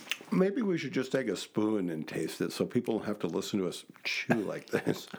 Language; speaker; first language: English; native; English